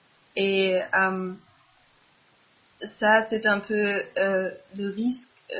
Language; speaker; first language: French; non-native, learner; German